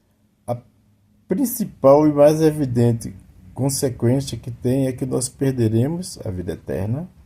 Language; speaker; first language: Portuguese; native; Portuguese